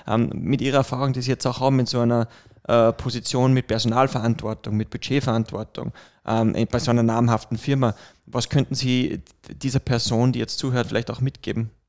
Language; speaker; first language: German; native; German